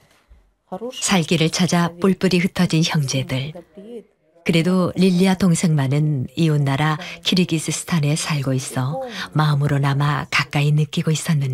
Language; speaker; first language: Korean; native; Korean